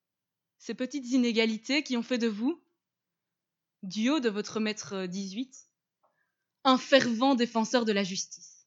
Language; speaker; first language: French; native; French